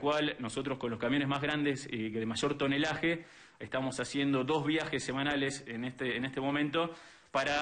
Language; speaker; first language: Spanish; native; Spanish